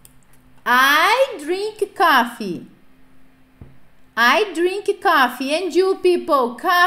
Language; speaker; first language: English; non-native, fluent; Portuguese